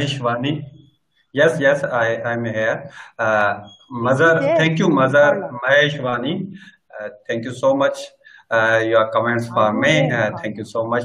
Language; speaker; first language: English; non-native, learner; Sindhi